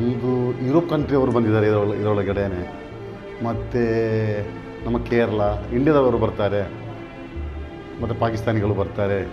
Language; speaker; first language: Kannada; non-native, local second language; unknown